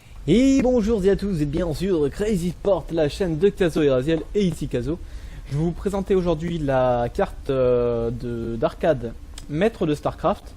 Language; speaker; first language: French; native; French